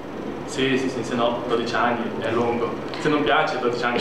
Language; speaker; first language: Italian; non-native, learner; Chinese